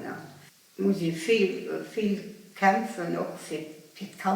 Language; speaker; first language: German; non-native, local second language; Luxembourgish